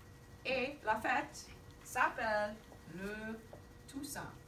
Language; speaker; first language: French; non-native, fluent; English